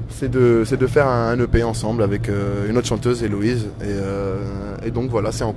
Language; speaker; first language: French; native; French